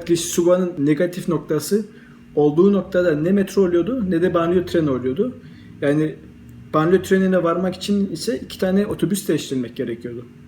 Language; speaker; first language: Turkish; early bilingual, heritage; Turkish